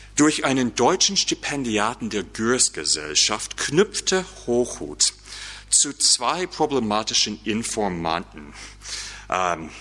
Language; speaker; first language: German; non-native, fluent; English